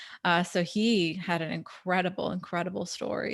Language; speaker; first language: English; native; English